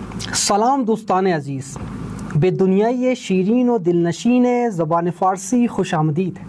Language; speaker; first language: Persian; non-native, fluent; Urdu